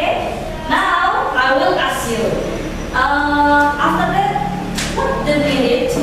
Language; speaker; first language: English; non-native, learner; Indonesian